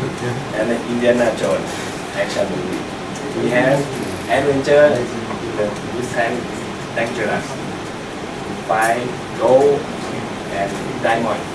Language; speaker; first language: English; non-native, learner; Thai